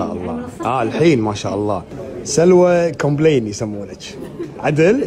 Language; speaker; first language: Arabic; native; Arabic